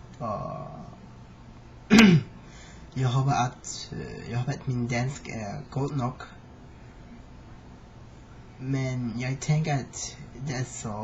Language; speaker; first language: Danish; non-native, learner; English